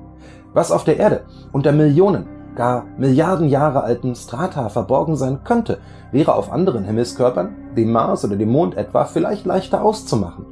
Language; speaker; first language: German; native; German